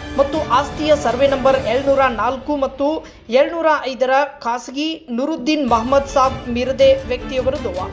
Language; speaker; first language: Kannada; native; Kannada